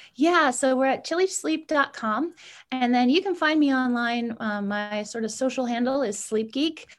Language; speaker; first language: English; native; English